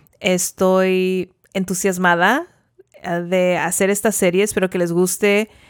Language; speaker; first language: Spanish; early bilingual, heritage; Spanish